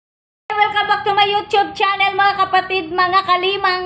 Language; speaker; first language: Filipino; native; Filipino